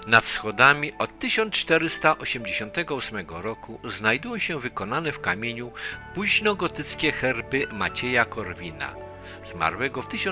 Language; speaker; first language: Polish; native; Polish